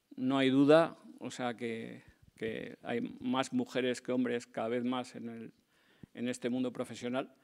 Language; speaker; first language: Spanish; native; Spanish